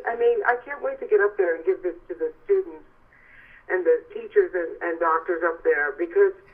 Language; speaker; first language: English; native; English